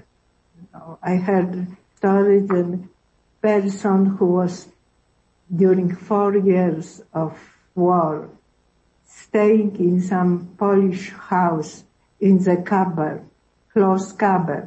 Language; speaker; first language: English; non-native, learner; Polish